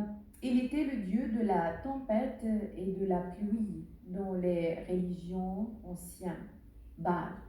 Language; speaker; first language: French; non-native, learner; Arabic